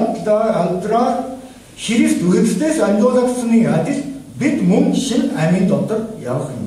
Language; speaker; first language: Mongolian; non-native, fluent; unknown